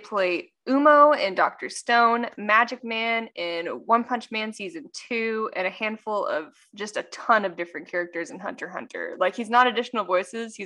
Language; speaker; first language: English; native; English